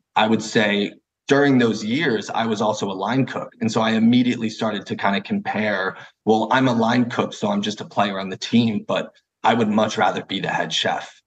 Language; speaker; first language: English; native; English